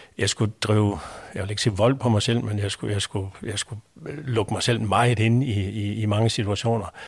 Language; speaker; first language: Danish; native; Danish